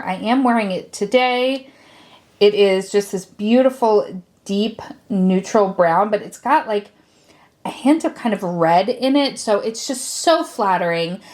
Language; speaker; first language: English; native; English